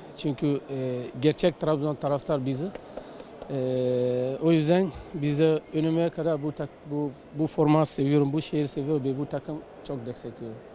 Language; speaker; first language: Turkish; non-native, learner; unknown